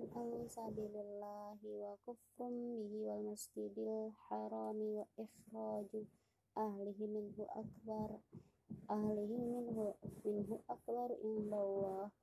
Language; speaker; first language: Arabic; non-native, learner; Indonesian